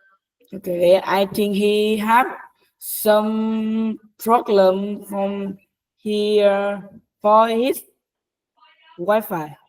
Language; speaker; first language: English; non-native, learner; Vietnamese